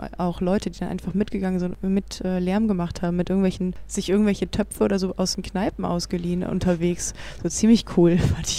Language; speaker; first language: German; native; German